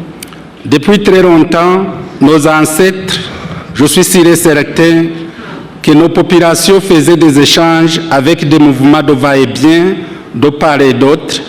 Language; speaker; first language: French; non-native, local second language; Rundi